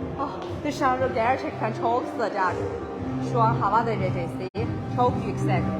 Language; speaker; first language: Turkish; non-native, learner; Chinese